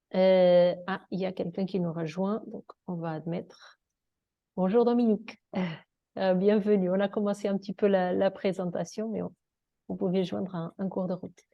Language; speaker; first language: French; non-native, fluent; Portuguese